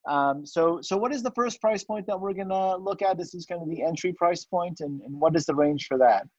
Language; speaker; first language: English; native; English